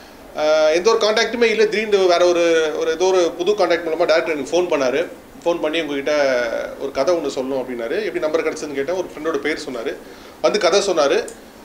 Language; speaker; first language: Tamil; native; Tamil